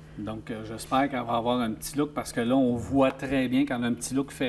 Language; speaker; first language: French; native; French